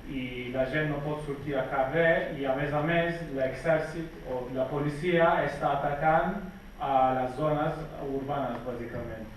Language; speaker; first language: Catalan; non-native, fluent; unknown